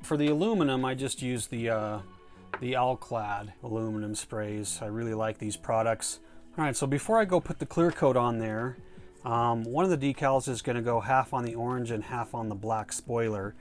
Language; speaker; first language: English; native; English